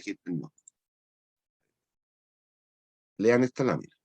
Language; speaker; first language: Spanish; native; Spanish